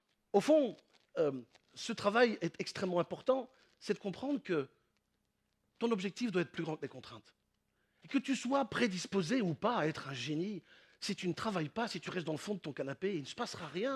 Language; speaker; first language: French; native; French